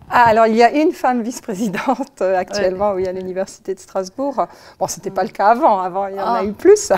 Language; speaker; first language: French; native; French